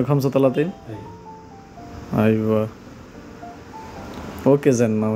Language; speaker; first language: Arabic; non-native, learner; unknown